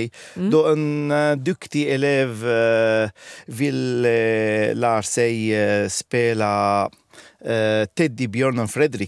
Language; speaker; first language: Swedish; non-native, fluent; Arabic